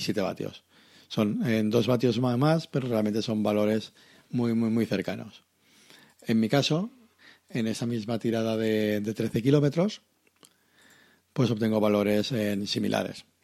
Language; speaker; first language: Spanish; native; Spanish